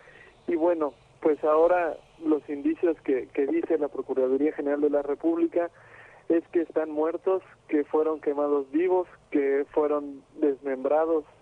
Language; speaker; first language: Spanish; native; Spanish